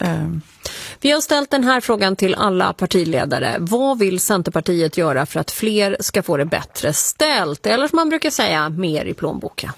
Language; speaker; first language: Swedish; native; Swedish